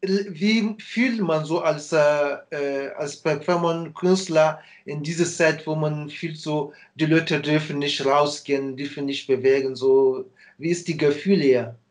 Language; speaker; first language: German; non-native, fluent; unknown